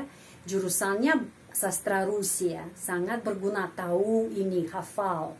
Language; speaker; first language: Indonesian; non-native, fluent; Russian